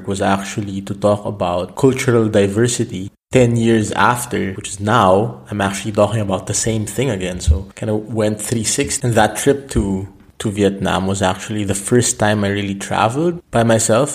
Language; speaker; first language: English; non-native, local second language; Filipino